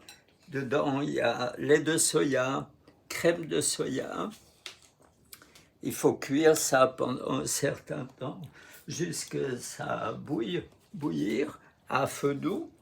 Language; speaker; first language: French; non-native, fluent; Russian